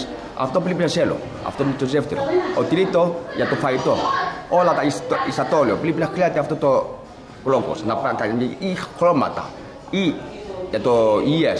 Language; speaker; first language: Greek; non-native, learner; Chinese